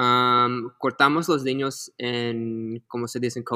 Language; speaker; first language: Spanish; early bilingual, heritage; Spanish